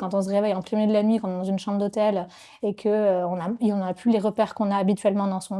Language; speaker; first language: French; native; French